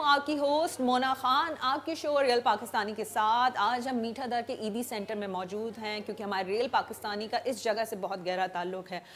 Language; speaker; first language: Urdu; native; Urdu